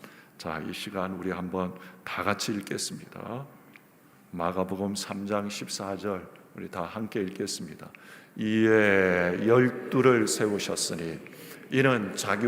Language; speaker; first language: Korean; native; Korean